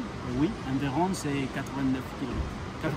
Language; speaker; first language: French; non-native, learner; Spanish